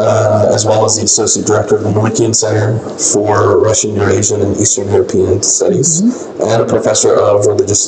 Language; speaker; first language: English; non-native, fluent; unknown